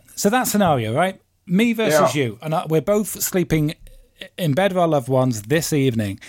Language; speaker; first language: English; native; English